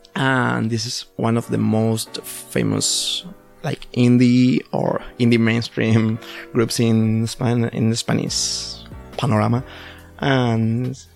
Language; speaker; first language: English; non-native, learner; Spanish